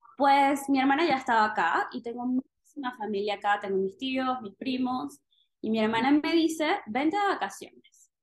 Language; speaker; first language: Spanish; native; Spanish